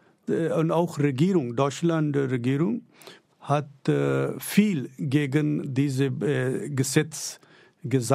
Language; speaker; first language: German; non-native, learner; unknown